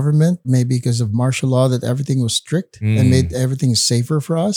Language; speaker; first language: English; non-native, local second language; Hiligaynon